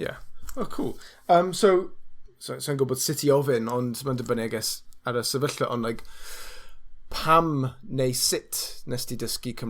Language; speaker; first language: Welsh; non-native, learner; English